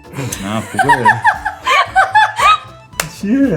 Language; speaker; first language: Persian; native; Persian